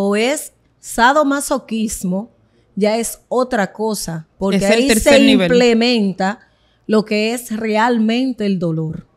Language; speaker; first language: Spanish; native; Spanish